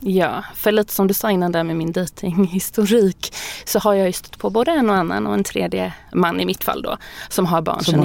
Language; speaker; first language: Swedish; native; Swedish